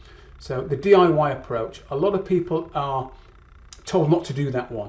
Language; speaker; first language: English; native; English